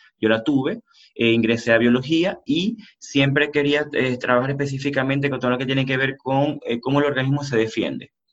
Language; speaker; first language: Spanish; native; Spanish